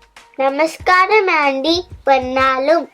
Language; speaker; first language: Malayalam; early bilingual, heritage; Malayalam